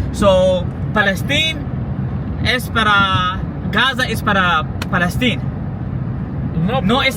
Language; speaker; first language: Spanish; non-native, learner; Pashto